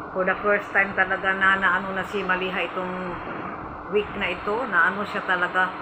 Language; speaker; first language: Filipino; non-native, local second language; Cebuano